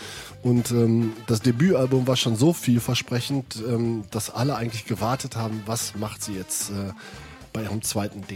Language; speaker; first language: German; native; German